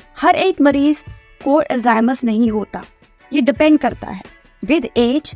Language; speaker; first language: Hindi; native; Hindi